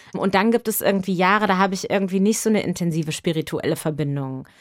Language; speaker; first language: German; native; German